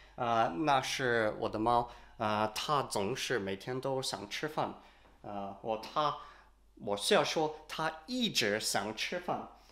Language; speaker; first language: Chinese; non-native, learner; English